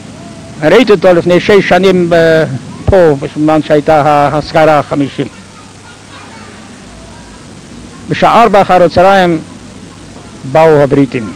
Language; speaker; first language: Hebrew; non-native, fluent; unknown